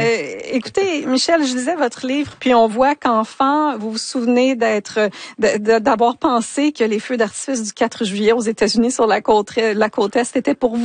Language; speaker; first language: French; native; French